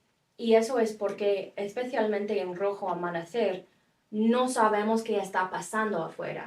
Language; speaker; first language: Spanish; non-native, fluent; English